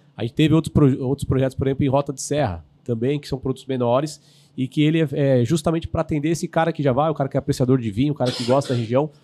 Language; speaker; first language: Portuguese; native; Portuguese